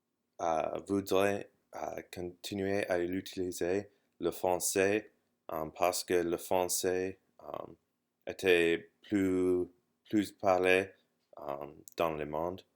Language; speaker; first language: French; non-native, learner; English